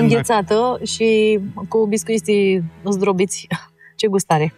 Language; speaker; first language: Romanian; native; Romanian